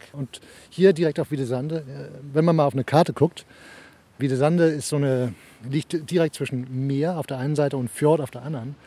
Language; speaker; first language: German; early bilingual, heritage; German